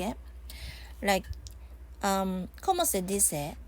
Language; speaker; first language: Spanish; non-native, learner; Japanese